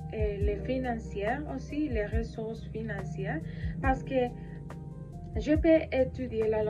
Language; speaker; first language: French; non-native, learner; Spanish